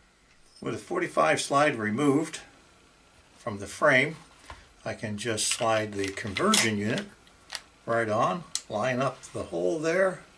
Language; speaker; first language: English; native; English